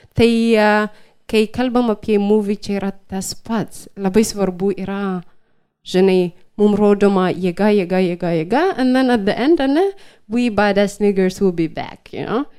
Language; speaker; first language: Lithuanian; non-native, fluent; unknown